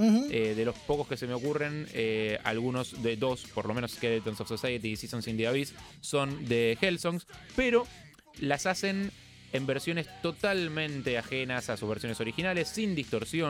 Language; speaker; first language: Spanish; native; Spanish